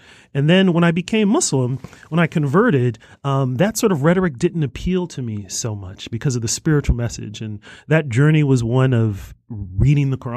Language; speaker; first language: English; native; English